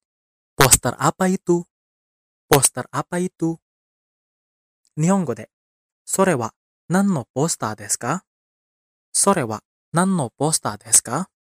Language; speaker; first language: Japanese; non-native, fluent; Indonesian